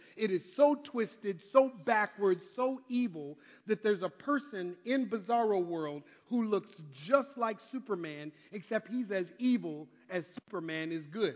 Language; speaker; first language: English; native; English